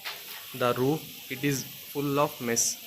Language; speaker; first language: English; non-native, local second language; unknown